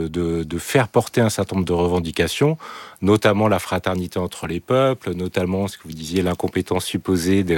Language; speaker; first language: French; native; French